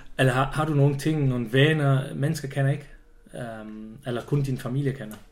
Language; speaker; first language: Danish; non-native, fluent; Swiss German